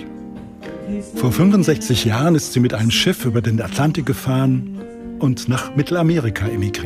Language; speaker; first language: German; native; German